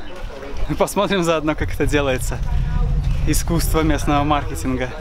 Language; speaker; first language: Russian; native; Russian